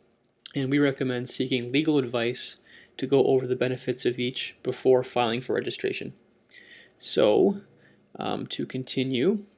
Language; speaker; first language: English; native; English